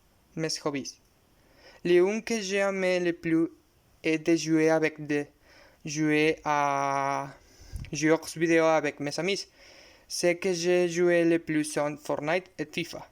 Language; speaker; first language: French; non-native, learner; Spanish